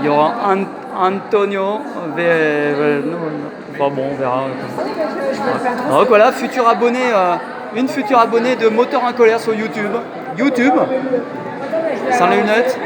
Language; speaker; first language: French; native; French